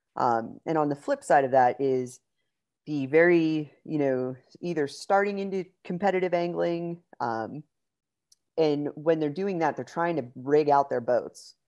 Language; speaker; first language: English; native; English